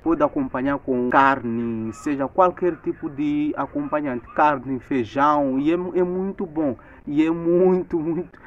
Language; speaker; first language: Portuguese; non-native, local second language; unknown